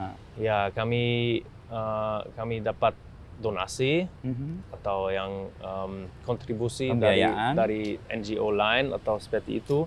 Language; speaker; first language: Indonesian; non-native, fluent; German